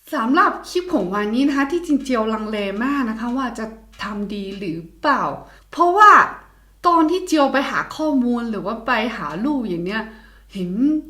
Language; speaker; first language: Thai; non-native, fluent; Chinese